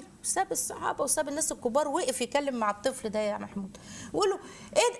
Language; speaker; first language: Arabic; native; Arabic